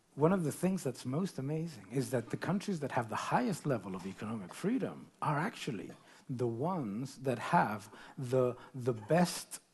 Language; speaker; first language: English; non-native, fluent; Spanish